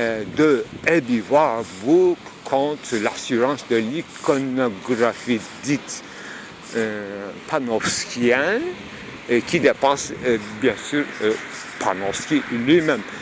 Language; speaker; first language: French; non-native, fluent; Turkish